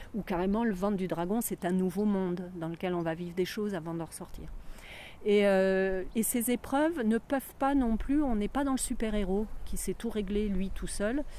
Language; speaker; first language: French; native; French